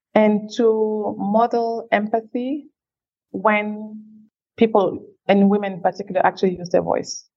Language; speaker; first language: English; non-native, local second language; French